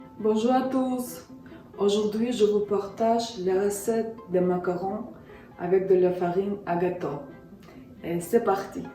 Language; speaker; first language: French; non-native, fluent; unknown